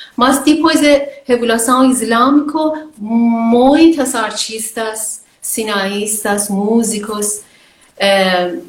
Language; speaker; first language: Portuguese; non-native, learner; Persian